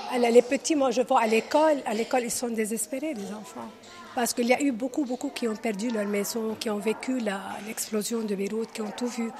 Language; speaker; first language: French; non-native, local second language; Arabic